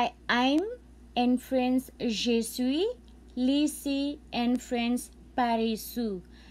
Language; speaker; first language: English; non-native, local second language; Cebuano